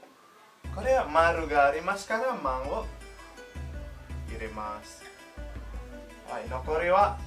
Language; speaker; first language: Japanese; non-native, fluent; Indonesian